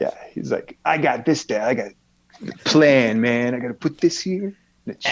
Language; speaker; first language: English; native; English